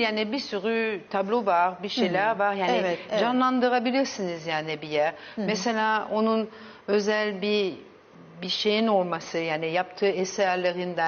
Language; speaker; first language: Turkish; early bilingual, heritage; Turkish